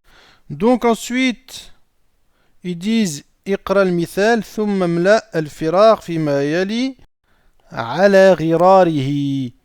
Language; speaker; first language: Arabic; non-native, fluent; French